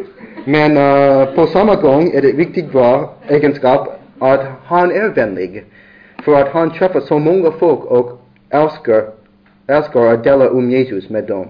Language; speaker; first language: Swedish; non-native, learner; English